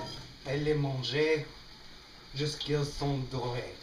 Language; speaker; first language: French; non-native, learner; English